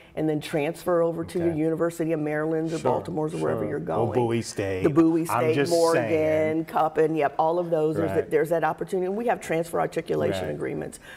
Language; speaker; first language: English; native; English